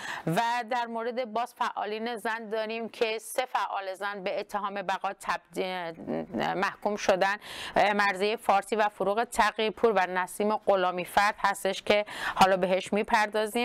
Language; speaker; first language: Persian; non-native, local second language; Kurdish